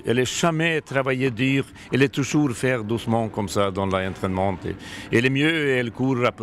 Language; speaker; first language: French; non-native, learner; Swedish